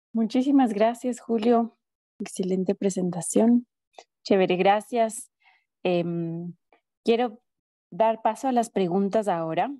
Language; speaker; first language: Spanish; native; Spanish